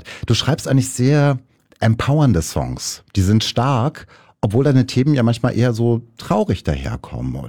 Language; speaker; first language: German; native; German